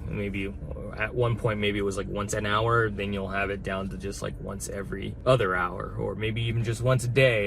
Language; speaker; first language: English; native; English